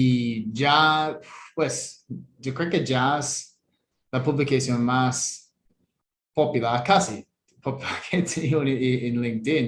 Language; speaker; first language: Spanish; non-native, fluent; English